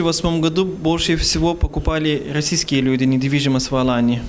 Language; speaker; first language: Russian; non-native, fluent; Turkish